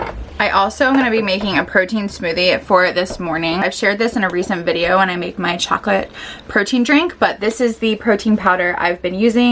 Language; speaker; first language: English; native; English